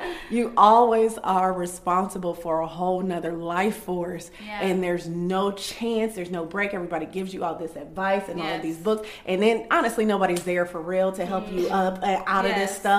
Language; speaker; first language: English; native; English